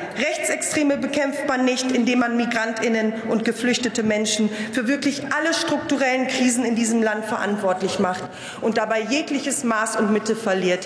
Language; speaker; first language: German; native; German